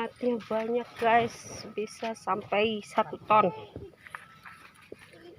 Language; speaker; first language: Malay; non-native, local second language; Sundanese